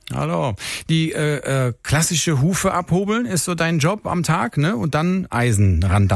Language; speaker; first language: German; native; German